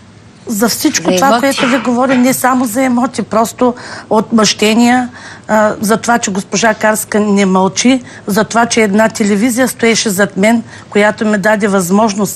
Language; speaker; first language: Bulgarian; native; Bulgarian